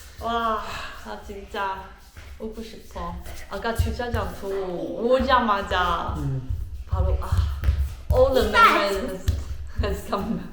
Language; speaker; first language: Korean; non-native, fluent; Chinese